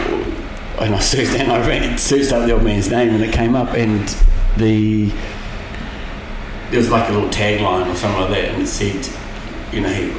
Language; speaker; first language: English; native; English